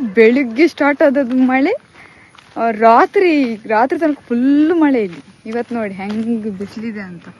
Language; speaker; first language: Kannada; non-native, local second language; Tulu